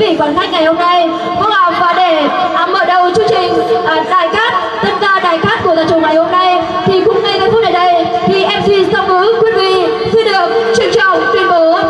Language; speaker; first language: Vietnamese; non-native, local second language; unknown